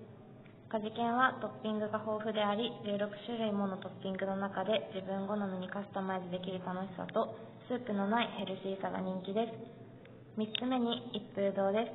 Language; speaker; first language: Japanese; native; Japanese